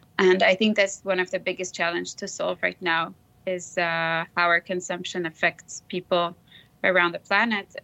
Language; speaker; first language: English; non-native, fluent; French